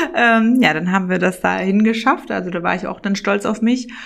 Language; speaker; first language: German; native; German